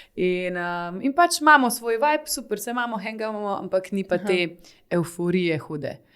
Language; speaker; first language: Slovenian; native; Slovenian